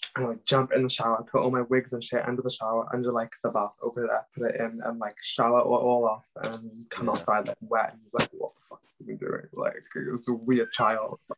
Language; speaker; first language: English; non-native, local second language; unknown